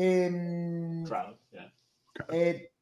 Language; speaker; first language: English; non-native, fluent; Spanish